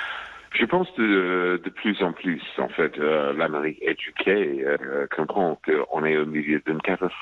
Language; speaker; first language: French; non-native, fluent; English